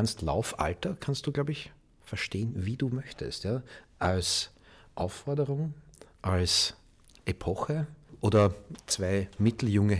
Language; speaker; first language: German; native; German